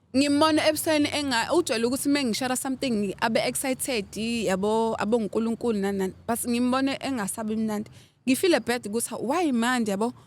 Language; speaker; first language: Zulu; native; Zulu